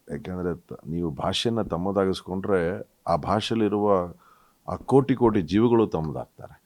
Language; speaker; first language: Kannada; native; Kannada